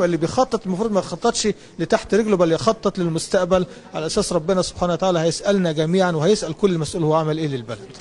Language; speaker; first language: Arabic; native; Arabic